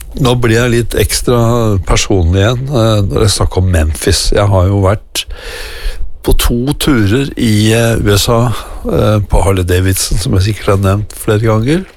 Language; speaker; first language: Norwegian; native; Norwegian